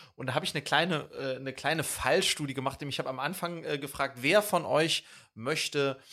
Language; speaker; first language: German; early bilingual, other home language; Swedish